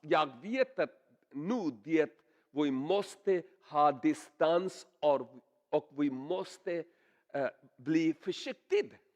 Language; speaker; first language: Swedish; non-native, learner; Urdu